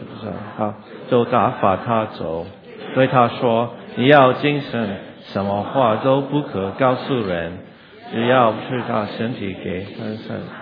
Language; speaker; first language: Chinese; non-native, learner; English